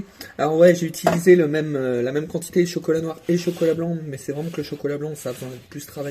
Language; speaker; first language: French; native; French